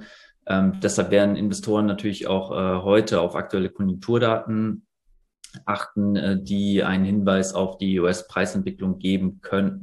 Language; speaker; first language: German; native; German